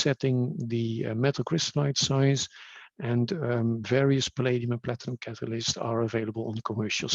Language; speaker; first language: English; non-native, fluent; Dutch